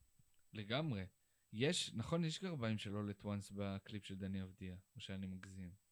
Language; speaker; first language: Hebrew; native; Hebrew